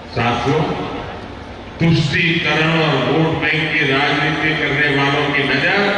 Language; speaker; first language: Hindi; non-native, local second language; Gujarati